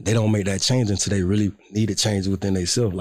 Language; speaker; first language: English; native; English